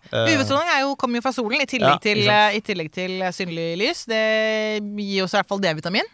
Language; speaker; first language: Norwegian; native; Norwegian